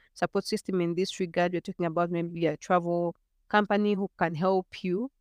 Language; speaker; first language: English; non-native, local second language; Ganda